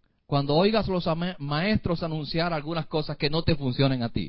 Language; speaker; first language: Spanish; native; Spanish